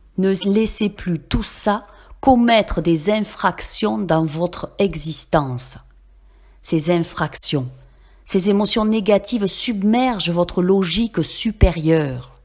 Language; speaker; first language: French; native; French